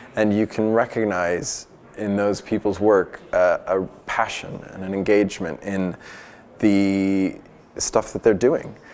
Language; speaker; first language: English; native; English